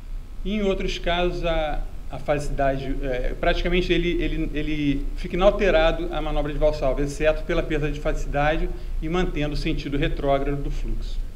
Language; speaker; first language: Portuguese; native; Portuguese